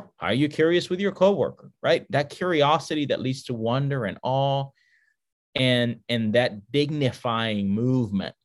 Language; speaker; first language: English; early bilingual, other home language; Spanish